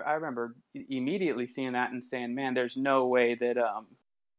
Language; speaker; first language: English; native; English